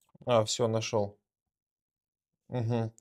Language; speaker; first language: Russian; native; Russian